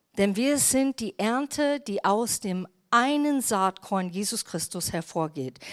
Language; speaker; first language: German; non-native, fluent; English